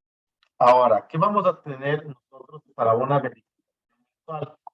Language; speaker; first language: Spanish; native; Spanish